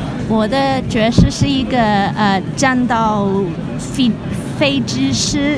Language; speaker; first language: Chinese; early bilingual, other home language; Cantonese